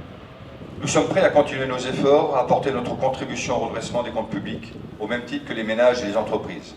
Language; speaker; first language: French; native; French